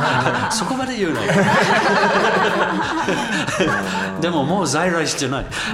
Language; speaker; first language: Japanese; non-native, learner; English